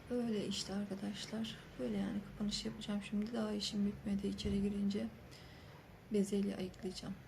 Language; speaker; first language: Turkish; native; Turkish